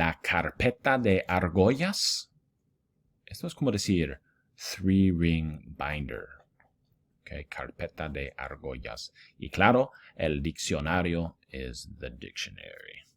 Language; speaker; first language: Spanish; non-native, fluent; English